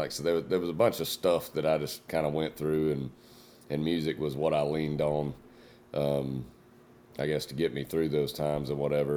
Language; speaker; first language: English; native; English